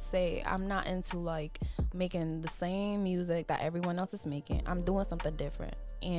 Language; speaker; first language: English; non-native, local second language; Akan